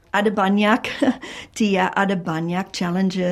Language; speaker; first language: Indonesian; non-native, fluent; English